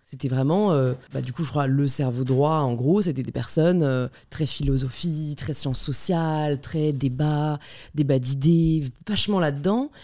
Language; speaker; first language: French; native; French